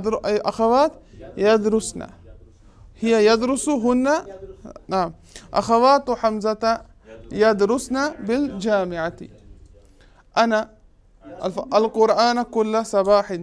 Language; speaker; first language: Arabic; non-native, fluent; Urdu